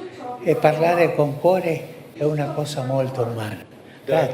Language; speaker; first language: Italian; early bilingual, heritage; Spanish